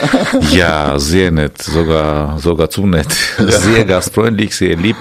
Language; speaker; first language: German; non-native, fluent; Armenian